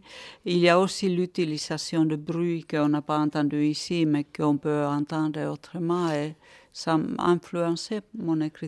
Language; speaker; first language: French; non-native, fluent; Finnish